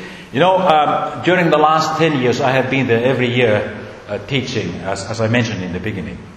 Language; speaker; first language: English; non-native, fluent; Finnish